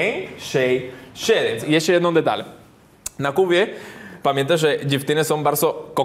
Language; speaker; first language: Polish; non-native, learner; Spanish